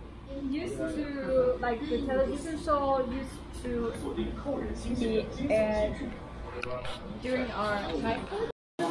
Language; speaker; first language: English; non-native, fluent; German